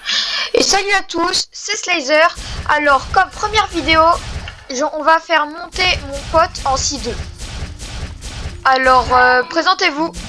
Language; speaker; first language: French; native; French